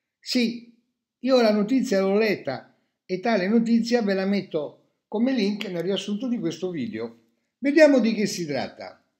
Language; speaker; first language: Italian; native; Italian